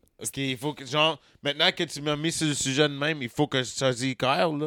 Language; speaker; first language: French; native; French